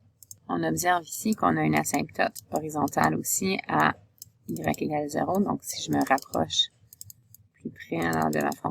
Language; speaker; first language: French; native; French